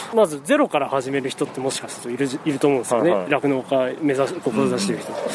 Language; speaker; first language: Japanese; native; Japanese